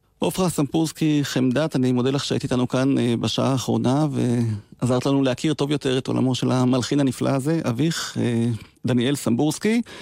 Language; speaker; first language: Hebrew; native; Hebrew